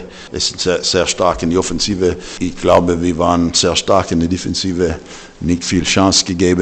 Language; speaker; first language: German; non-native, fluent; English